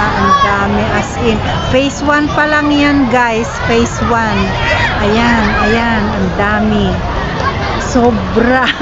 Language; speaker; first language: Filipino; native; Filipino